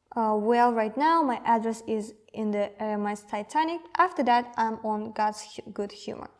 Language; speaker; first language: English; non-native, fluent; Kazakh